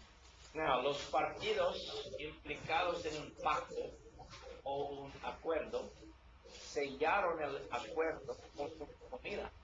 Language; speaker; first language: Spanish; non-native, learner; English